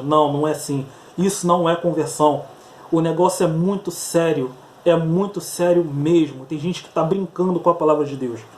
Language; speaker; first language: Portuguese; native; Portuguese